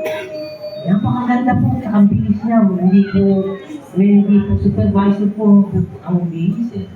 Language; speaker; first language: Filipino; native; Filipino